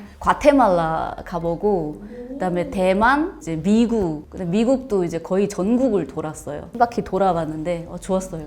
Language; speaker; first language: Korean; native; Korean